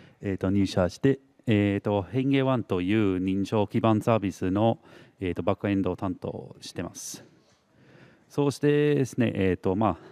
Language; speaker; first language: Japanese; non-native, fluent; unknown